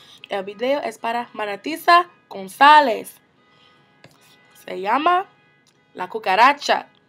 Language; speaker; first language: Spanish; non-native, learner; English